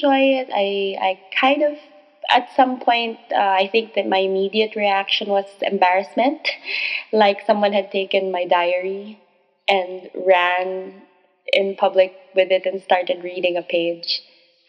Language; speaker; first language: English; non-native, local second language; Filipino